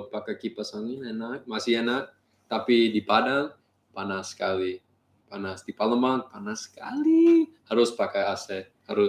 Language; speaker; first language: Indonesian; non-native, learner; English